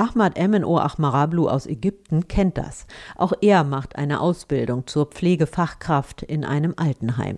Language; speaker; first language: German; native; German